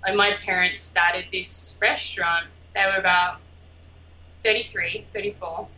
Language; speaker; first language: English; native; English